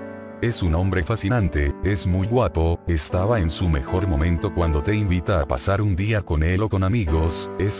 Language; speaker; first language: Spanish; native; Spanish